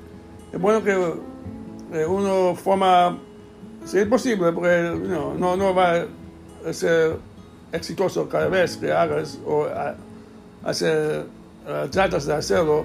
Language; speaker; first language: Spanish; early bilingual, heritage; English